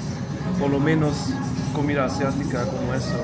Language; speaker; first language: Spanish; non-native, fluent; German